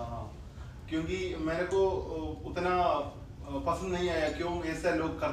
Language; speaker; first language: Hindi; non-native, fluent; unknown